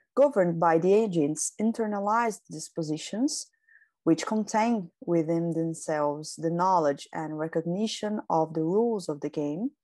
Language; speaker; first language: English; non-native, fluent; Portuguese